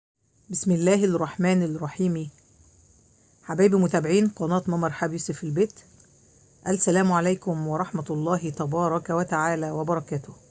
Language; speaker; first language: Arabic; native; Arabic